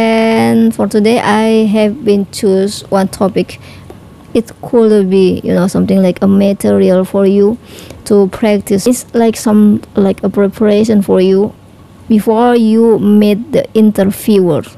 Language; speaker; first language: English; non-native, learner; Indonesian